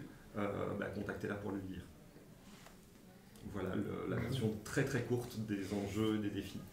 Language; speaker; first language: French; native; French